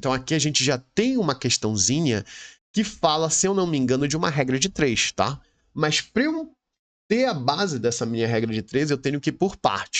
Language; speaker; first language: Portuguese; native; Portuguese